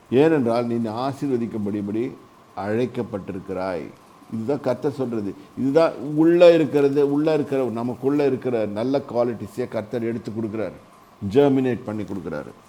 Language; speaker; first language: Tamil; native; Tamil